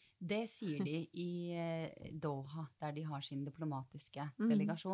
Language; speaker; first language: Norwegian; early bilingual, other home language; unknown